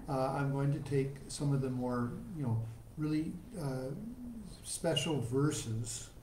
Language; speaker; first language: English; native; English